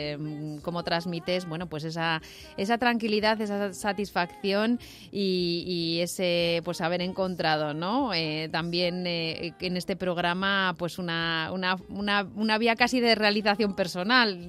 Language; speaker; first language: Spanish; native; Spanish